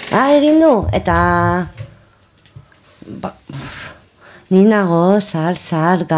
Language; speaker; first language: Basque; non-native, local second language; Spanish